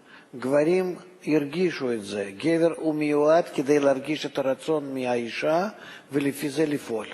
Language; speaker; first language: Hebrew; non-native, fluent; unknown